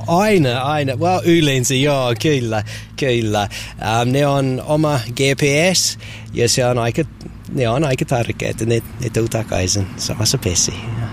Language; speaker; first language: Finnish; non-native, learner; English